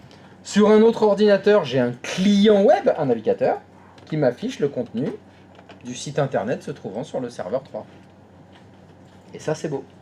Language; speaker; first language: French; native; French